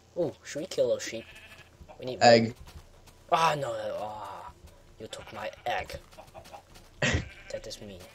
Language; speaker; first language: English; non-native, fluent; Dutch